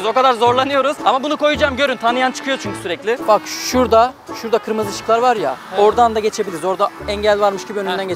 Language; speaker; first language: Turkish; native; Turkish